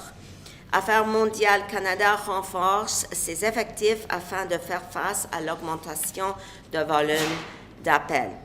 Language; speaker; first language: French; non-native, local second language; English